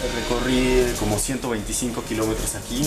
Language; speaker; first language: Spanish; native; Spanish